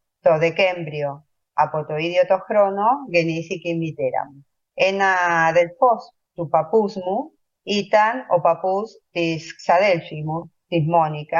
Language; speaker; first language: Greek; early bilingual, heritage; Spanish